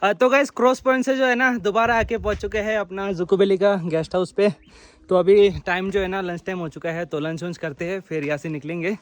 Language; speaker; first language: Hindi; non-native, local second language; Bangla